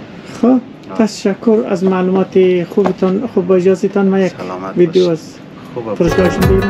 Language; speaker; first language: Persian; native; Persian